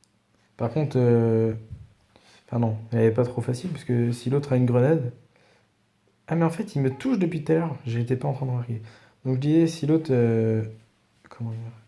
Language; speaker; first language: French; native; French